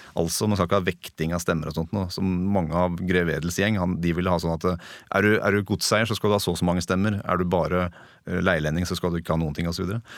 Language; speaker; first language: Norwegian; native; Norwegian